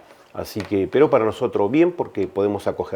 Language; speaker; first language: Spanish; native; Spanish